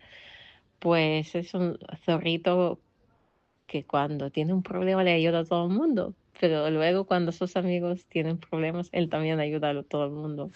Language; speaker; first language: Spanish; non-native, fluent; Russian